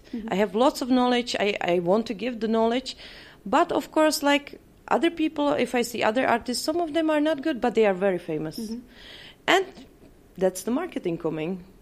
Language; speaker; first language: English; non-native, fluent; Czech